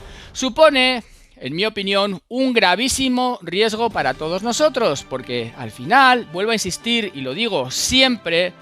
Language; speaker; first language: Spanish; native; Spanish